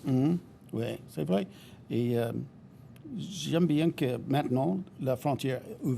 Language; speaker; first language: French; non-native, fluent; English